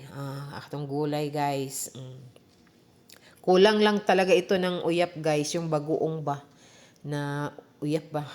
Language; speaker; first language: Filipino; non-native, local second language; Cebuano